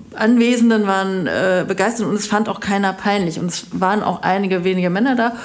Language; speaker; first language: German; native; German